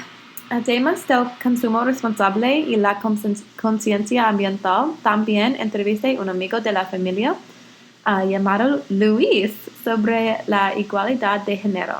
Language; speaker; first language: Spanish; non-native, learner; English